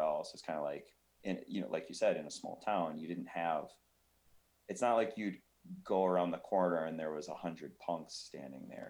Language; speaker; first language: English; native; English